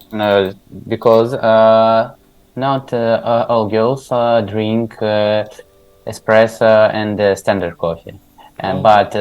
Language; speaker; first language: English; non-native, learner; Tajik